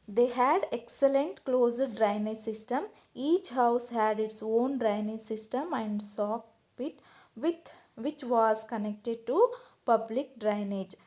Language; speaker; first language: English; non-native, local second language; Kannada